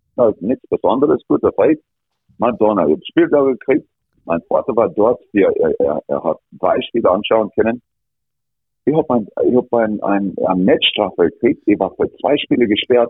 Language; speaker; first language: German; non-native, fluent; English